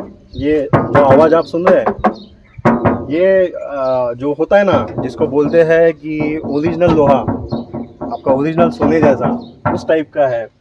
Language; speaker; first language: Hindi; non-native, local second language; Marathi